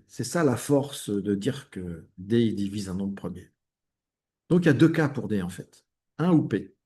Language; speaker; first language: French; native; French